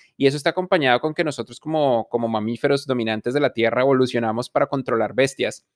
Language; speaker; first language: Spanish; native; Spanish